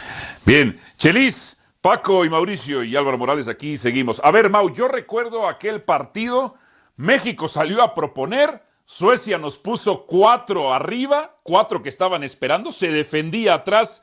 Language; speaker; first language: Spanish; native; Spanish